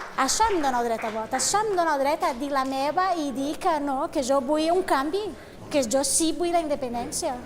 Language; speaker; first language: Catalan; non-native, fluent; Portuguese